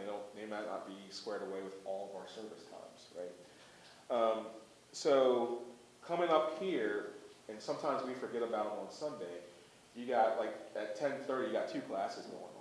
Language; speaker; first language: English; native; English